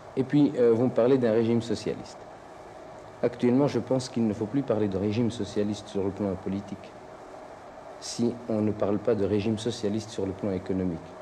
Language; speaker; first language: French; non-native, local second language; Arabic